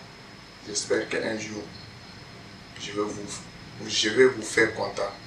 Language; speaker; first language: French; non-native, learner; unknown